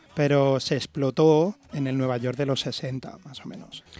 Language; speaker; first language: German; non-native, fluent; Spanish